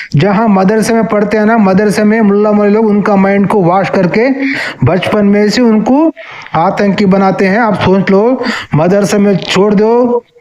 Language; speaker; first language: Hindi; non-native, local second language; Telugu